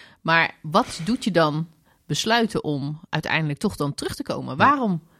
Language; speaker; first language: Dutch; native; Dutch